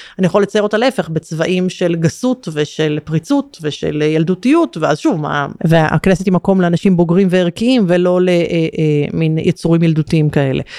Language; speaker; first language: Hebrew; native; Hebrew